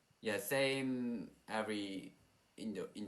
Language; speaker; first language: English; non-native, learner; Korean